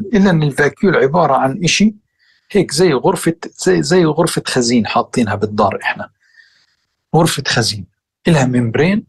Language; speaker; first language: Arabic; native; Arabic